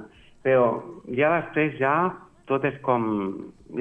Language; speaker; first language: Catalan; non-native, local second language; Spanish